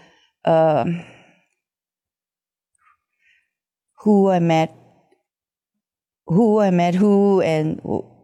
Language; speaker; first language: English; non-native, fluent; Japanese